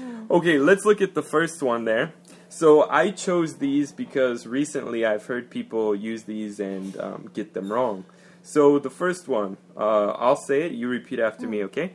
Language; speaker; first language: English; native; English